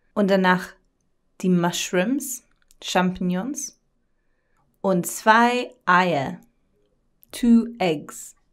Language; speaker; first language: German; non-native, fluent; English